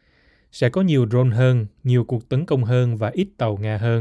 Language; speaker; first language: Vietnamese; native; Vietnamese